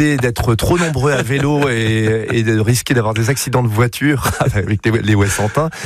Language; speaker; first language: French; native; French